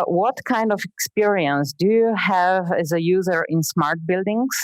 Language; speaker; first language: English; non-native, fluent; Slovenian